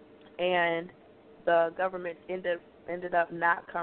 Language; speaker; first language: English; native; English